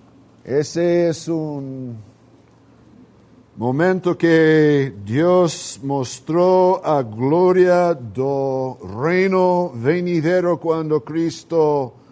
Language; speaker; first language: Portuguese; non-native, learner; Spanish